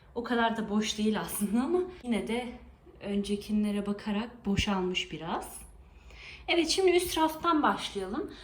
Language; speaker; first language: Turkish; early bilingual, heritage; Turkish